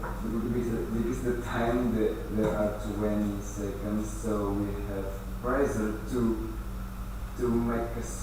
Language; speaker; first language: English; non-native, learner; Indonesian